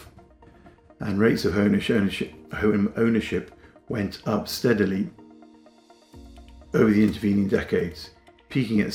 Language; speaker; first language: English; native; English